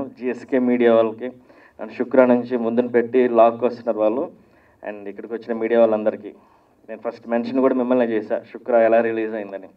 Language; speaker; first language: Telugu; native; Telugu